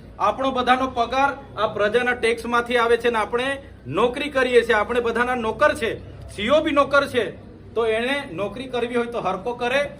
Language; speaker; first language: Gujarati; non-native, local second language; Vasavi